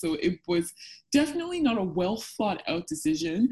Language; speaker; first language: English; non-native, local second language; Yoruba